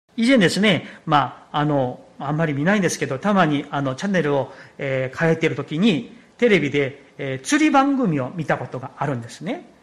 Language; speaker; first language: Japanese; non-native, fluent; Korean